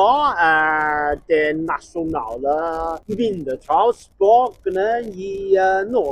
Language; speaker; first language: Norwegian; non-native, learner; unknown